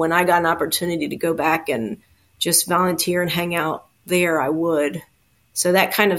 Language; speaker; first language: English; native; English